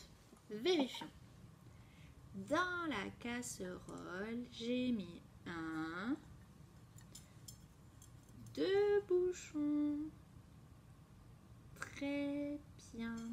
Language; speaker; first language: French; native; French